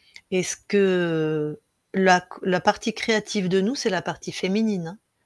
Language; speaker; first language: French; native; French